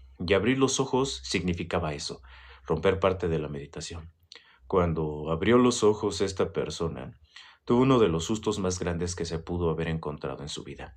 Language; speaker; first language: Spanish; native; Spanish